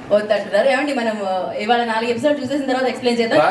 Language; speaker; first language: Telugu; native; Telugu